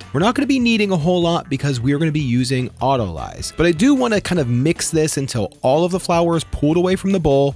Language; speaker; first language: English; native; English